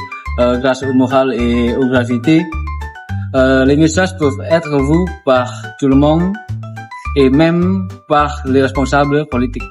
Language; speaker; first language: French; non-native, learner; Indonesian